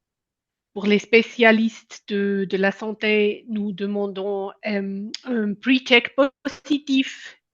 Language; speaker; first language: French; non-native, local second language; German